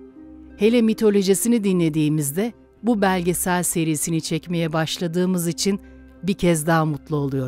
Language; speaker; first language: Turkish; native; Turkish